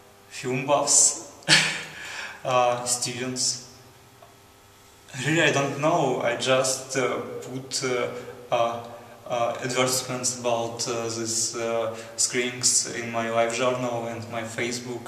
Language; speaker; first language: English; non-native, fluent; Russian